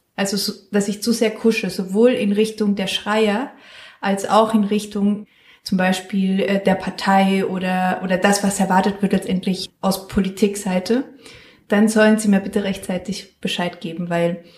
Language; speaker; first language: German; non-native, fluent; Spanish